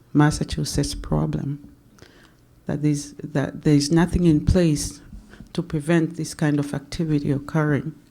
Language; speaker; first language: English; non-native, local second language; Swahili